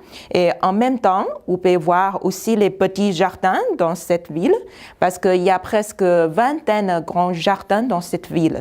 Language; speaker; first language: French; non-native, fluent; Chinese